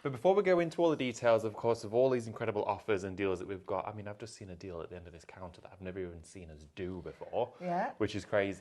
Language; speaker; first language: English; native; English